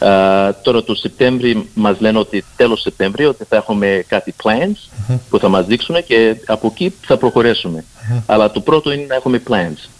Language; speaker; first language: Greek; early bilingual, heritage; Greek